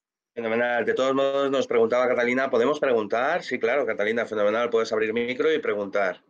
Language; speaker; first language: Spanish; native; Spanish